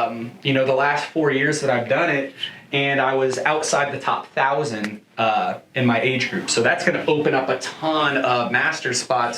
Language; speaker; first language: English; native; English